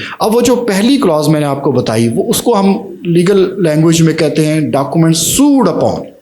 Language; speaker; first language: Urdu; native; Urdu